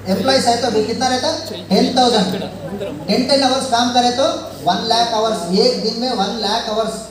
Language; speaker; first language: Hindi; non-native, local second language; Telugu